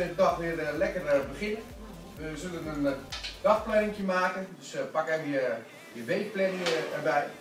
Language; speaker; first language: Dutch; native; Dutch